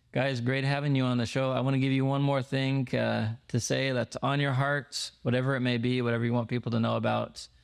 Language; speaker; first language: English; native; English